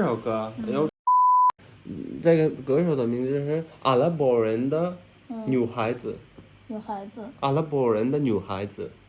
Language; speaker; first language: Chinese; non-native, learner; Turkmen